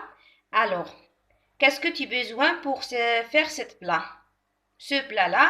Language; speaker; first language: French; non-native, local second language; Arabic